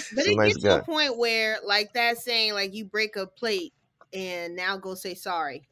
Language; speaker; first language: English; native; English